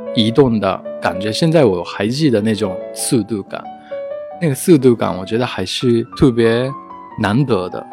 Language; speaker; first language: Chinese; non-native, fluent; Japanese